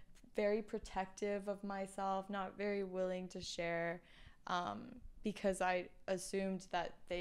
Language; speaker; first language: English; non-native, fluent; Chinese